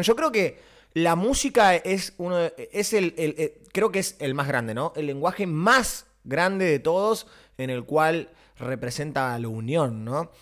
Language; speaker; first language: Spanish; native; Spanish